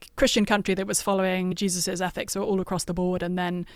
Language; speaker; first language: English; native; English